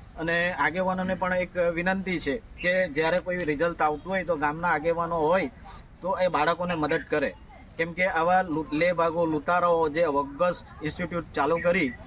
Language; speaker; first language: Gujarati; native; Gujarati